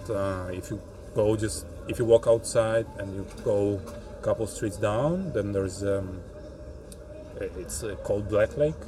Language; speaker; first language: English; non-native, fluent; Russian